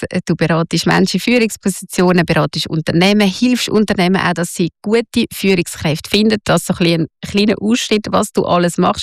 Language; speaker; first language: German; native; German